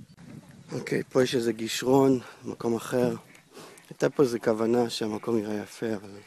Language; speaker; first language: Hebrew; native; Hebrew